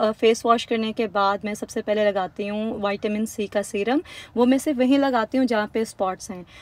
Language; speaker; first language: Urdu; native; Urdu